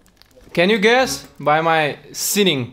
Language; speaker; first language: English; non-native, learner; Russian